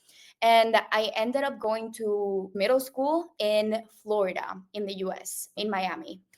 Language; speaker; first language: English; non-native, local second language; Spanish